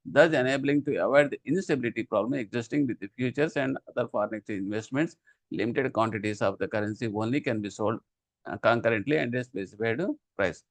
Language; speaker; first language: English; non-native, local second language; Telugu